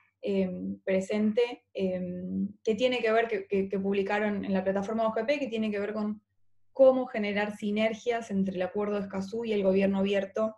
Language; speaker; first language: Spanish; native; Spanish